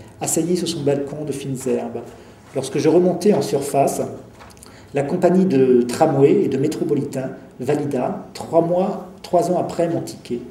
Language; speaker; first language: French; native; French